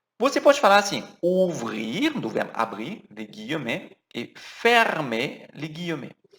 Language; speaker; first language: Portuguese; non-native, fluent; French